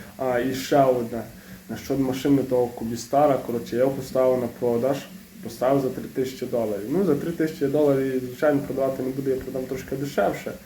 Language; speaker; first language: Ukrainian; native; Ukrainian